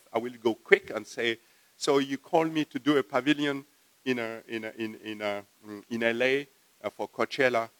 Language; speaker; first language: English; non-native, fluent; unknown